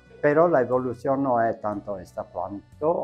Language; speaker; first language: Spanish; non-native, fluent; Italian